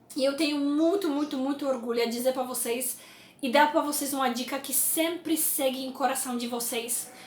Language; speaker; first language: Portuguese; non-native, fluent; Polish